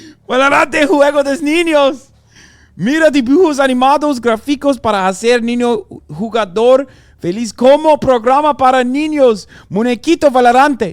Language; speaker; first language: Spanish; non-native, learner; English